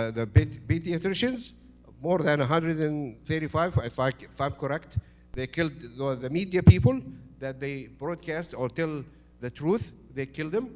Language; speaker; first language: English; non-native, fluent; Arabic